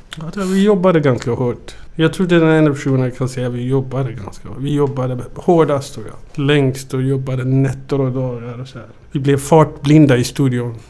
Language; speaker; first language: Swedish; early bilingual, other home language; Amharic